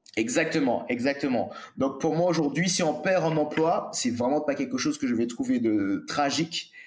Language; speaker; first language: French; native; French